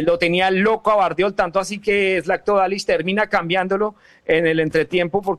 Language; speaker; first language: Spanish; native; Spanish